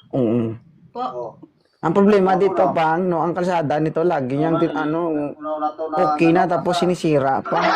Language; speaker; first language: Filipino; non-native, local second language; Hiligaynon